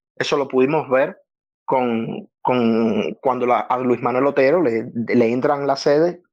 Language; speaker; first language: Spanish; native; Spanish